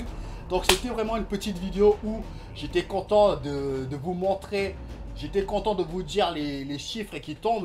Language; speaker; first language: French; native; French